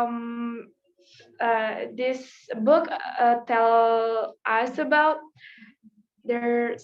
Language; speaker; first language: English; non-native, learner; Indonesian